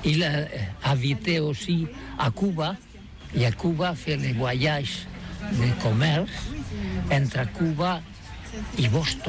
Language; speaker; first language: French; non-native, learner; Catalan